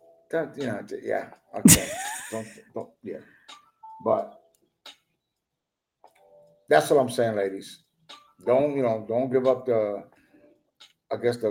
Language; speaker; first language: English; non-native, fluent; Spanish